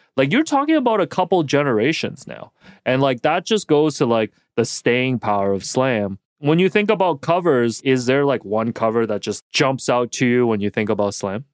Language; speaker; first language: English; native; English